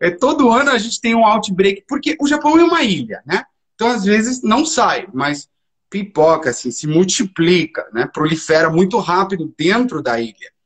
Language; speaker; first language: Portuguese; early bilingual, heritage; Portuguese